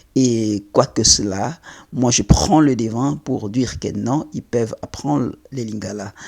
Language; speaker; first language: French; non-native, local second language; Lingala